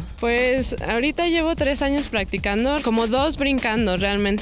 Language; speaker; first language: Spanish; native; Spanish